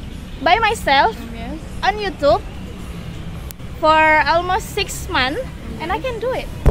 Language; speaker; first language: English; non-native, learner; Indonesian